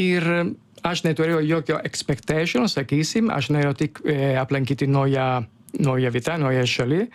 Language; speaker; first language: Lithuanian; non-native, learner; Italian